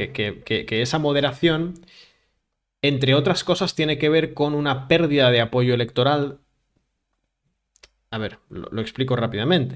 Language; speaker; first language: Spanish; native; Spanish